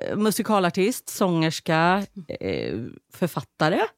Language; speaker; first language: Swedish; native; Swedish